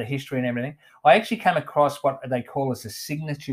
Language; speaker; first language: English; native; English